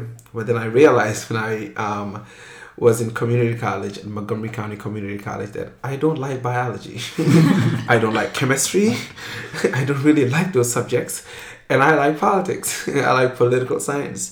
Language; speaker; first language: English; non-native, local second language; Wolof